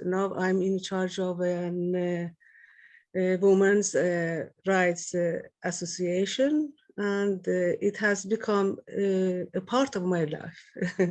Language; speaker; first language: English; non-native, learner; Persian